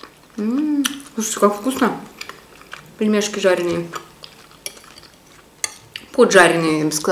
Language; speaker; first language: Russian; native; Russian